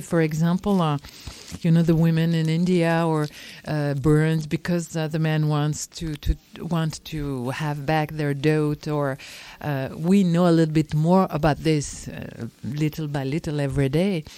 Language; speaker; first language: English; non-native, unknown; French